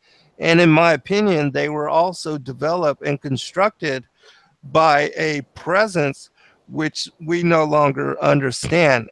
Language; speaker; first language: English; native; English